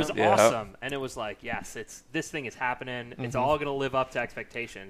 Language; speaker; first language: English; native; English